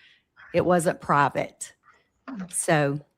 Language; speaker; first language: English; native; English